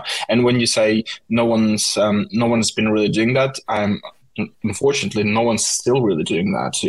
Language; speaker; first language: English; non-native, fluent; Russian